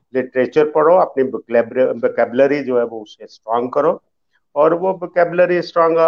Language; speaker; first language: Hindi; early bilingual, other home language; Dogri